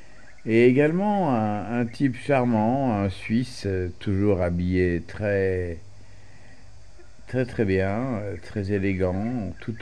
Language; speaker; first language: French; native; French